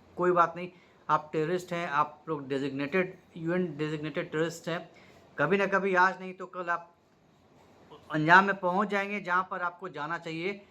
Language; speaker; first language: Hindi; native; Hindi